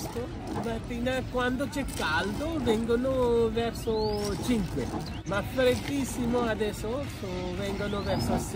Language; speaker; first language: Italian; non-native, learner; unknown